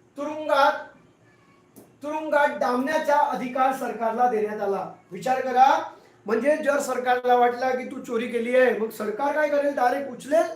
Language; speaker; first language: Marathi; non-native, local second language; Hindi